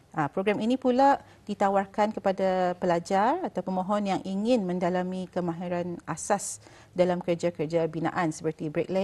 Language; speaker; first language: Malay; native; Malay